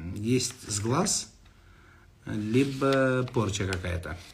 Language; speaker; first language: Russian; non-native, local second language; Kazakh